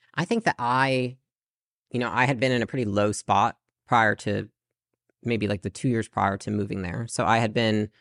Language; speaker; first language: English; native; English